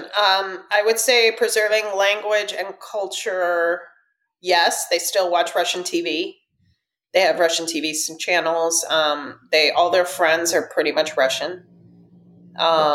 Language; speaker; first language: English; early bilingual, other home language; Russian